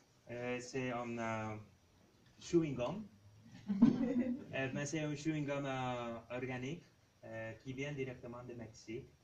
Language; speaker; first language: French; non-native, learner; Spanish